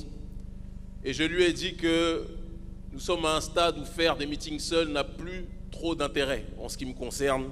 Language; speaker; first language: French; native; French